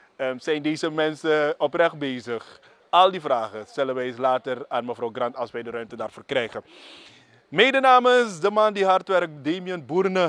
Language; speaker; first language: Dutch; native; Dutch